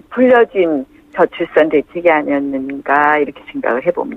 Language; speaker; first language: Korean; native; Korean